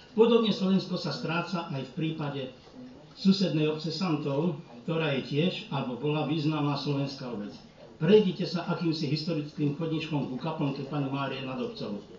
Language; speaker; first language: Slovak; early bilingual, heritage; Slovak